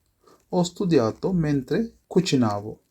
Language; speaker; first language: Italian; non-native, fluent; Sinhala